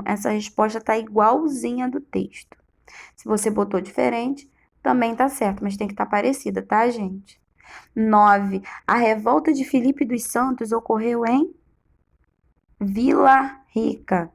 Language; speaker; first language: Portuguese; native; Portuguese